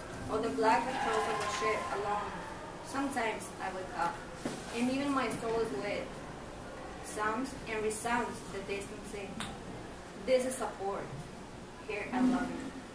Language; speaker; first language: English; non-native, learner; Spanish